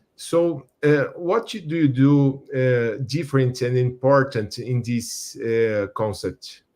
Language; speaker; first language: English; non-native, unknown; Portuguese